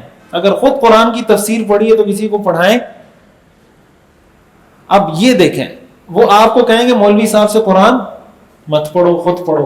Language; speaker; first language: Urdu; native; Urdu